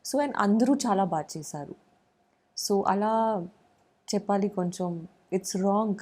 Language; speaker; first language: Telugu; non-native, learner; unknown